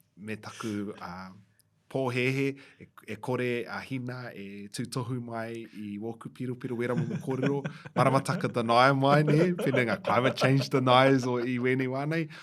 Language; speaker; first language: Māori; non-native, local second language; English